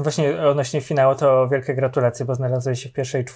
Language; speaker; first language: Polish; native; Polish